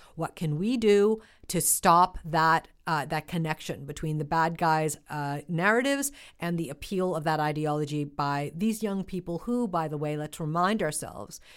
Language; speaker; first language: English; native; English